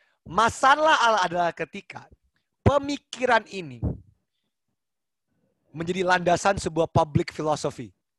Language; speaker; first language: Indonesian; early bilingual, heritage; Indonesian